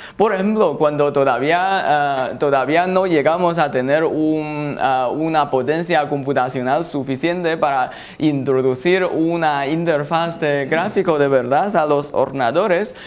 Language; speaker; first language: Spanish; non-native, fluent; Chinese